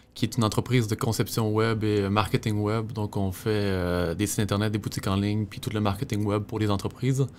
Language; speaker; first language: French; native; French